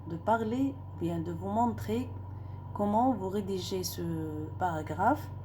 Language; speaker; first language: French; non-native, local second language; Arabic